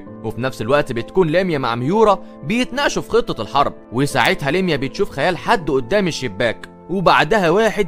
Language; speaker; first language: Arabic; native; Arabic